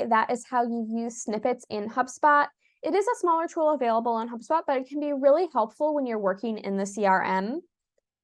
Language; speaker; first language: English; native; English